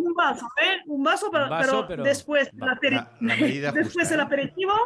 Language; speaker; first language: Spanish; non-native, learner; French